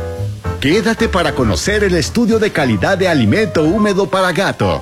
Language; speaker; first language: Spanish; native; Spanish